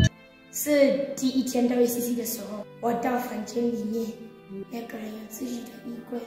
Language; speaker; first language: Chinese; non-native, learner; Southern Sotho